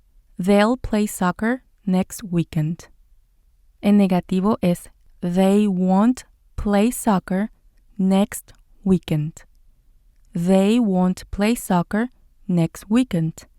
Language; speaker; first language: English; non-native, fluent; Spanish